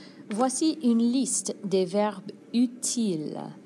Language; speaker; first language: French; non-native, fluent; English